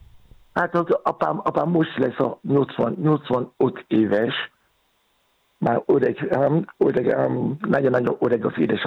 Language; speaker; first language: Hungarian; non-native, fluent; Yoruba